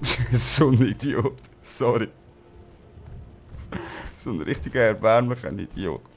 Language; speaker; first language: German; native; German